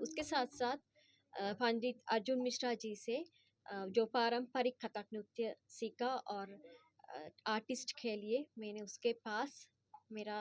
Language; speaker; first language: Hindi; non-native, fluent; Sinhala